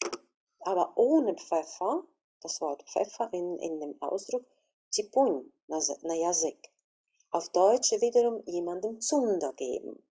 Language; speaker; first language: German; non-native, fluent; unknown